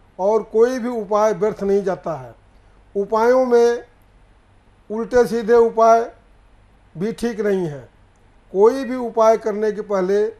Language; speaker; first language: Hindi; native; Hindi